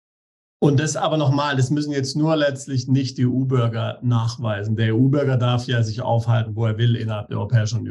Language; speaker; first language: German; native; German